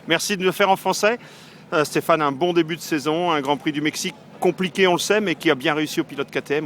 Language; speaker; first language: French; native; French